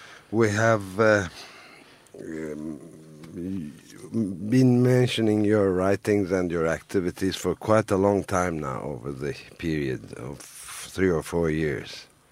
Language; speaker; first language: English; non-native, fluent; Turkish